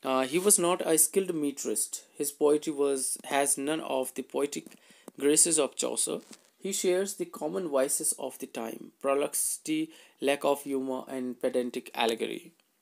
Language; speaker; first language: English; non-native, local second language; Hindi